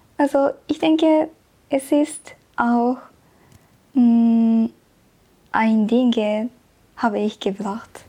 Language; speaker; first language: German; non-native, learner; Japanese